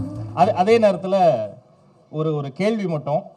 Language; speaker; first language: Tamil; native; Tamil